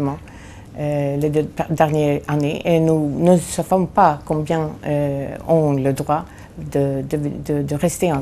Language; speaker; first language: French; non-native, fluent; Swedish